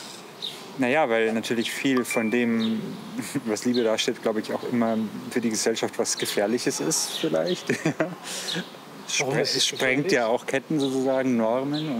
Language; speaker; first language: German; native; German